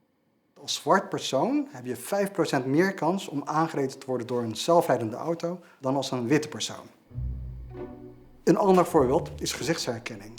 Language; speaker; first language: Dutch; native; Dutch